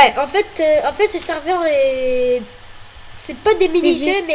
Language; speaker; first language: French; native; French